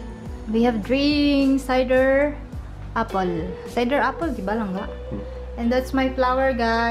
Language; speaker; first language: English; non-native, local second language; Filipino